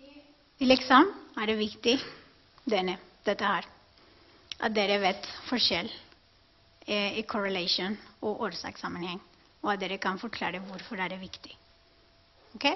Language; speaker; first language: Norwegian; non-native, fluent; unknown